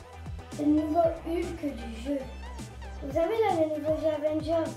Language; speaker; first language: French; native; French